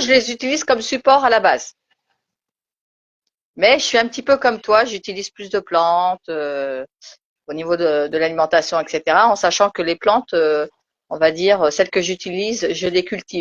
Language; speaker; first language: French; native; French